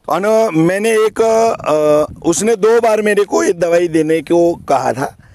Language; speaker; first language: Hindi; non-native, local second language; Gujarati